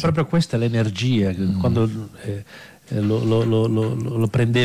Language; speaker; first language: Italian; non-native, fluent; Portuguese